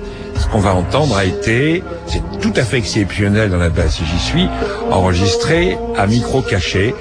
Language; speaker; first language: French; native; French